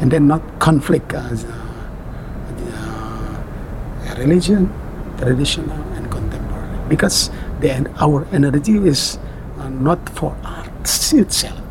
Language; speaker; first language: English; non-native, learner; Indonesian